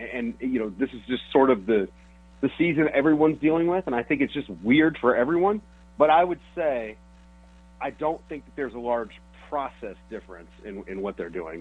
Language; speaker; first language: English; native; English